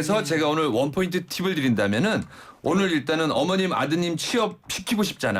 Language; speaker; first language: Korean; native; Korean